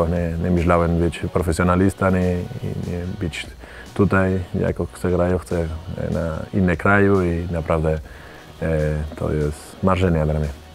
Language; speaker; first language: Polish; non-native, learner; Spanish